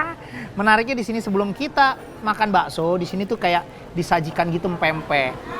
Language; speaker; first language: Indonesian; native; Indonesian